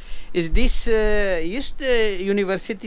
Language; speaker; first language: Russian; non-native, learner; Urdu